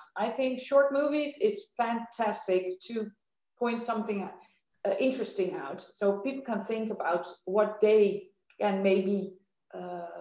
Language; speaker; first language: English; non-native, fluent; Dutch